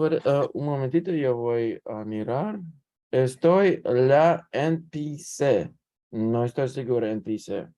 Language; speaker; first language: Spanish; non-native, learner; English